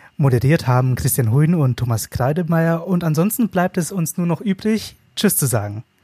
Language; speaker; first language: German; early bilingual, other home language; Vietnamese